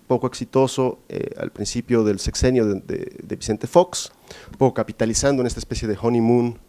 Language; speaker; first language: Spanish; native; Spanish